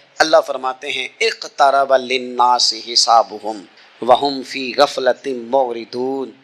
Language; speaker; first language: Urdu; non-native, local second language; Punjabi